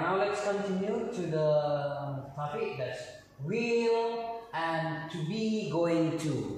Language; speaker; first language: English; non-native, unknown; Indonesian